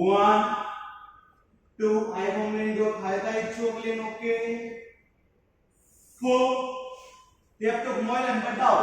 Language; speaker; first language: Vietnamese; non-native, learner; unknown